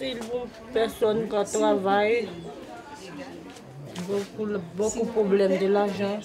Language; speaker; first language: French; non-native, learner; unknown